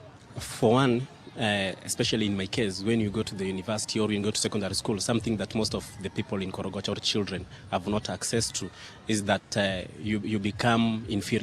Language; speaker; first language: English; non-native, local second language; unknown